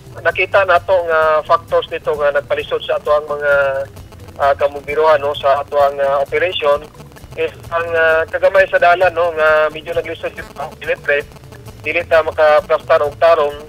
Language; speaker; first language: Cebuano; native; Cebuano